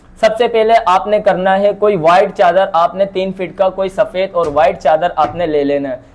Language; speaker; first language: Urdu; non-native, local second language; Bangla